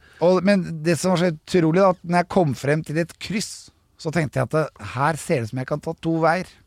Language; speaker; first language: Norwegian; native; Norwegian